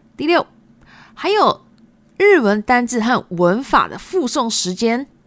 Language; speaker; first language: Chinese; early bilingual, other home language; Japanese